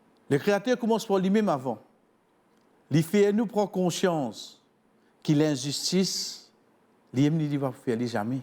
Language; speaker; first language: French; non-native, local second language; Morisyen